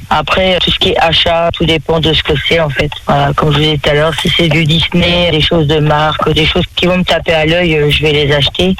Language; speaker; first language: French; native; French